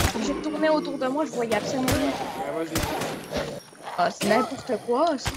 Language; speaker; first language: French; native; French